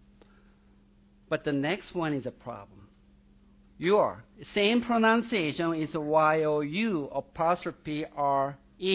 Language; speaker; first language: English; non-native, fluent; Korean